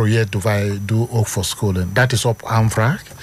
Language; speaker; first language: Dutch; non-native, learner; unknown